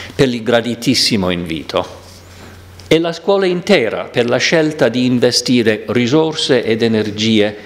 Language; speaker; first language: Italian; non-native, fluent; English